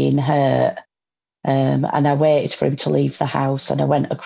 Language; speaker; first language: English; native; English